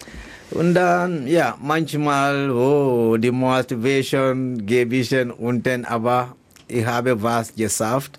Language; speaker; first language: German; non-native, learner; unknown